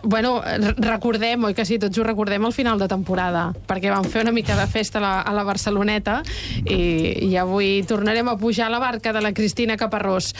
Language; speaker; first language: Catalan; native; Catalan